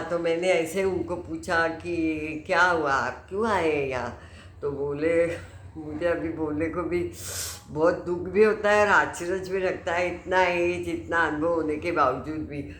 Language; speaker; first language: Hindi; non-native, local second language; Marathi